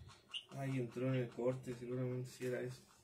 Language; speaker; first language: Spanish; native; Spanish